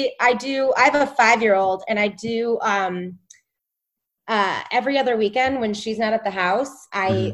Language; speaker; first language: English; native; English